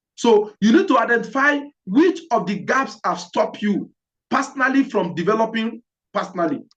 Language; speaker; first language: English; non-native, local second language; Yoruba